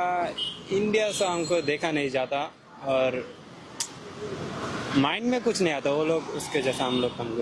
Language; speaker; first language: Hindi; non-native, learner; Bangla